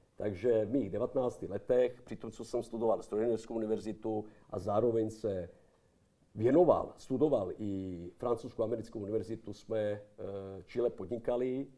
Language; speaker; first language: Czech; non-native, fluent; Serbian